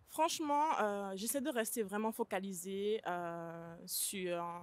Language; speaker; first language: French; native; French